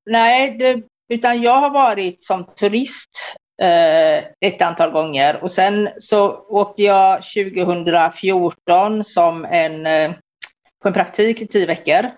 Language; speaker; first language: Swedish; native; Swedish